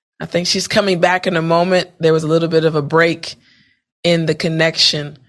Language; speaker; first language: English; native; English